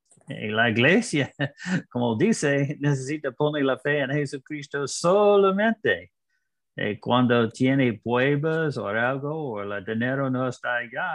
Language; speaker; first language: Spanish; non-native, learner; English